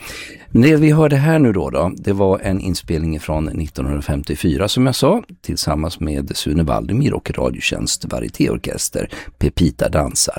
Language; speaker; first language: Swedish; native; Swedish